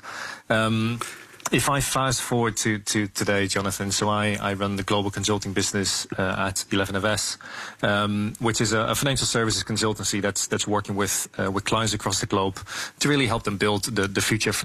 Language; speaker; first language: English; non-native, fluent; Dutch